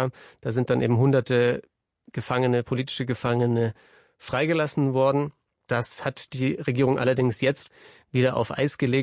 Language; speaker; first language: German; native; German